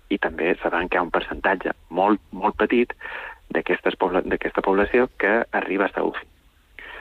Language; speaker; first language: Catalan; native; Catalan